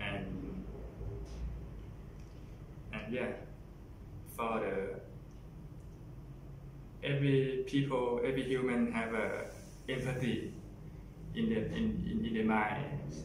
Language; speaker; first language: English; non-native, learner; Thai